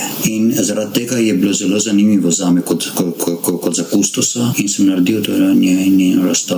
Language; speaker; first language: Slovenian; non-native, learner; Armenian